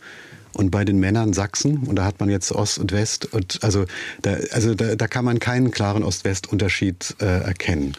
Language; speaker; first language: German; native; German